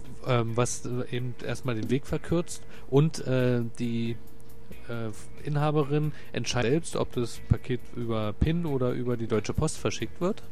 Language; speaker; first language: German; native; German